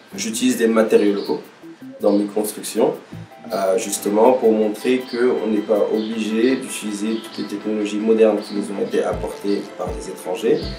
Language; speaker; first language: French; non-native, local second language; Wolof